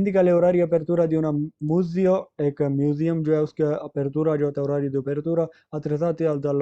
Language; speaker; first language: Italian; non-native, fluent; Urdu